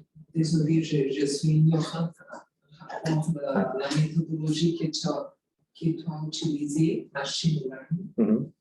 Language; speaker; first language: French; non-native, fluent; Portuguese